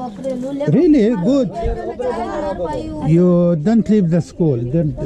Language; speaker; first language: English; non-native, learner; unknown